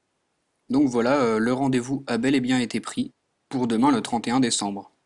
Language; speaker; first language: French; native; French